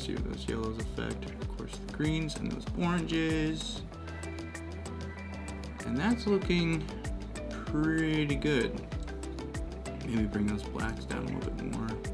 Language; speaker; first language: English; native; English